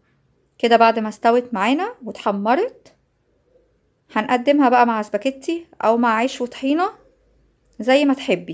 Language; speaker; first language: Arabic; native; Arabic